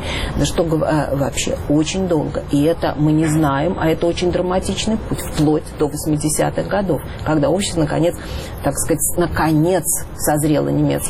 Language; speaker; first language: Russian; native; Russian